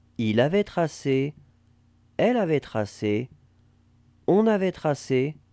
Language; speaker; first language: French; native; French